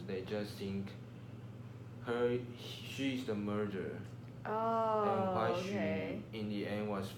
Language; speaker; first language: English; non-native, learner; Chinese